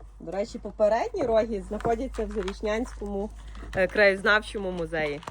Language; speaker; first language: Ukrainian; native; Ukrainian